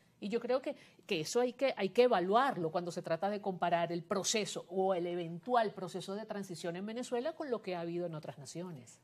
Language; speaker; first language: Spanish; native; Spanish